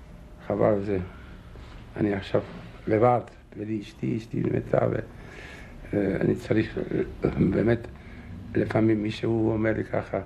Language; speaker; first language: Hebrew; non-native, fluent; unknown